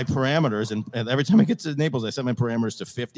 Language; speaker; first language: English; native; English